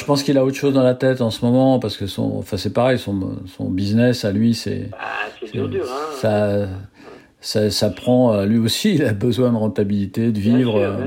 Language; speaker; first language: French; native; French